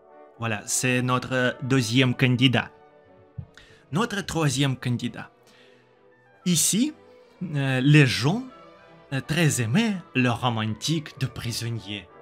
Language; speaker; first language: French; non-native, learner; Russian